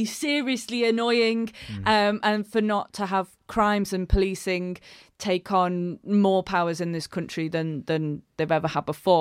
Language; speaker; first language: English; native; English